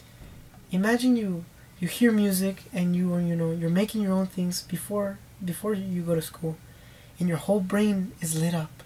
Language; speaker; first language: English; early bilingual, other home language; Spanish